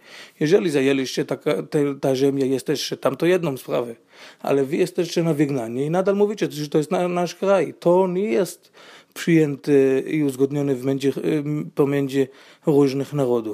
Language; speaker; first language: Polish; non-native, fluent; Hebrew